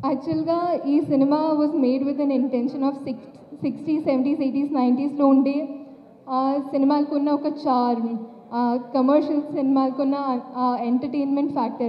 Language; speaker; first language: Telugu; non-native, fluent; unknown